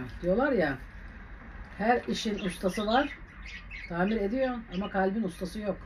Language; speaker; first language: Turkish; native; Turkish